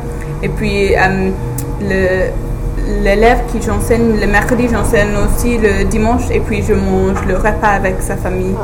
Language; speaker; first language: French; non-native, learner; English